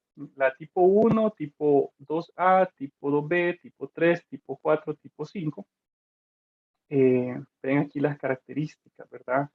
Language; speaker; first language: Spanish; native; Spanish